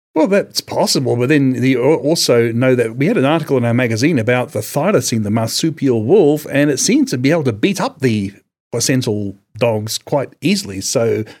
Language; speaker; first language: English; native; English